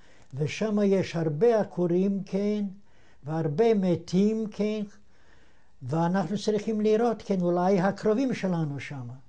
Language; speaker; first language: Hebrew; non-native, fluent; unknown